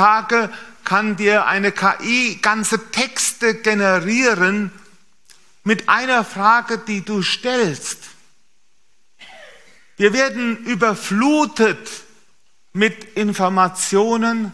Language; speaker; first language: German; native; German